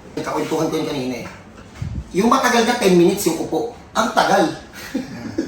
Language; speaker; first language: Filipino; native; Filipino